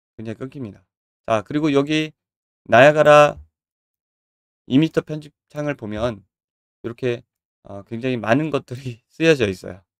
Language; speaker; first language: Korean; native; Korean